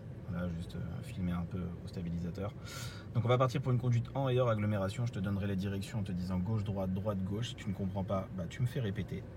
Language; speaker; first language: French; native; French